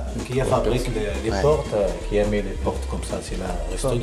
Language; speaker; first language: French; non-native, learner; Arabic